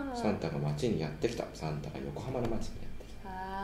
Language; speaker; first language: Japanese; native; Japanese